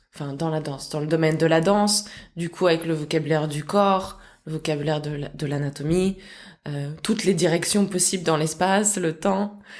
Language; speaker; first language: French; early bilingual, other home language; Russian